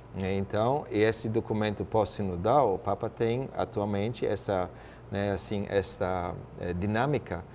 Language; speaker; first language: Portuguese; non-native, fluent; German